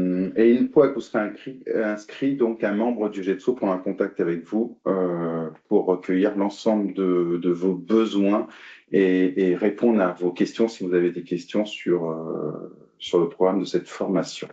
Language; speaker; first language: French; native; French